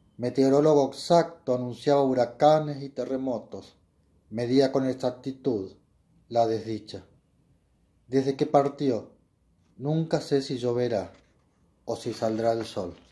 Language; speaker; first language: Spanish; native; Spanish